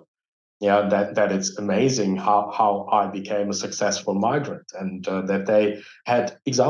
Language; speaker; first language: English; non-native, fluent; German